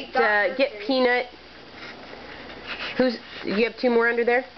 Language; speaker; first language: English; native; English